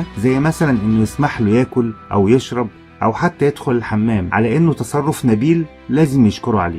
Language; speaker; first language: Arabic; native; Arabic